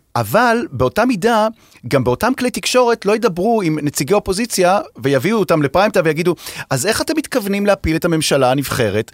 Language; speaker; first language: Hebrew; native; Hebrew